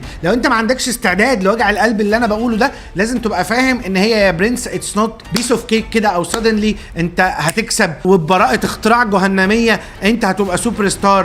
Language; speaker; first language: Arabic; native; Arabic